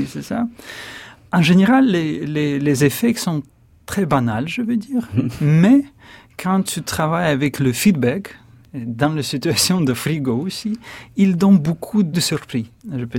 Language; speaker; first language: French; non-native, fluent; Russian